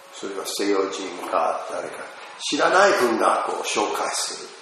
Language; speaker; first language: Japanese; non-native, fluent; English